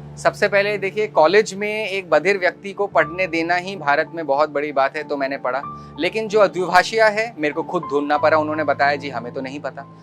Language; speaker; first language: Hindi; native; Hindi